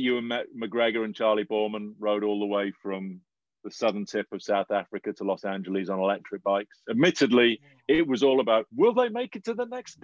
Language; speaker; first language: English; native; English